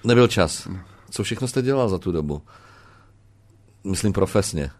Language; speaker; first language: Czech; native; Czech